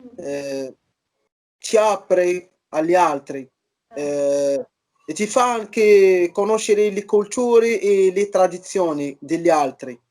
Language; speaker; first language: Italian; non-native, learner; Arabic